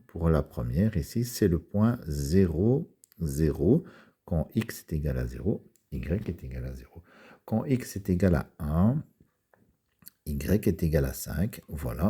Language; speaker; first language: French; native; French